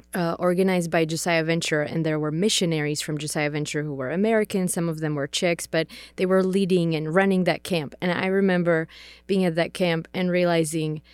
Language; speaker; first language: English; non-native, fluent; Czech